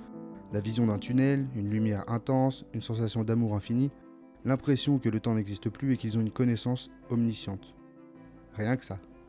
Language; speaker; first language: French; native; French